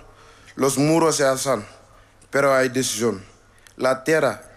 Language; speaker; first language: Spanish; non-native, learner; Wolof